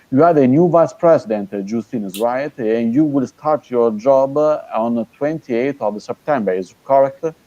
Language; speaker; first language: English; non-native, fluent; Italian